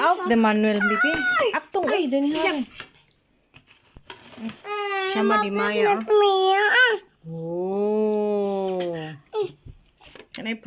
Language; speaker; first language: German; non-native, learner; Cebuano